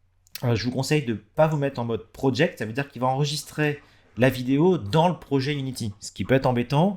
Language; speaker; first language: French; native; French